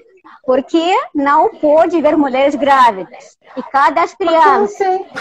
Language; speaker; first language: Portuguese; non-native, fluent; Russian